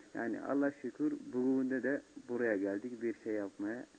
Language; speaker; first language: Turkish; non-native, learner; Somali